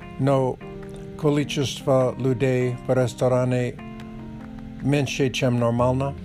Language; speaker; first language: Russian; non-native, learner; English